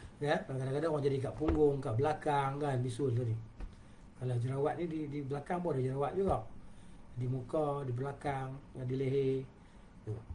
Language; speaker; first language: Malay; native; Malay